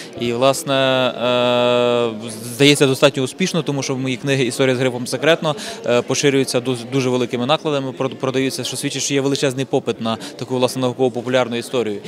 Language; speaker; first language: Ukrainian; native; Ukrainian